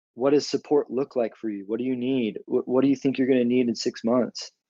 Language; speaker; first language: English; native; English